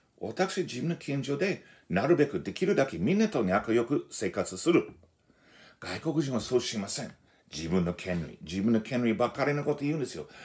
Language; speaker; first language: Japanese; non-native, fluent; English